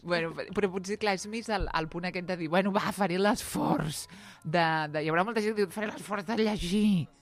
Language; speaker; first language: Catalan; native; Catalan